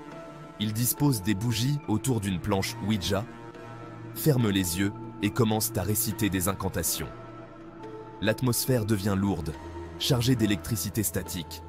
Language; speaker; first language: French; native; French